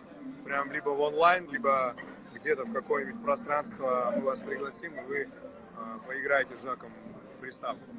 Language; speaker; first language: Russian; native; Russian